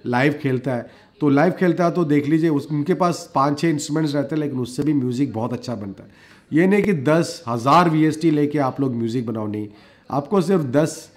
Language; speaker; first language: Hindi; native; Hindi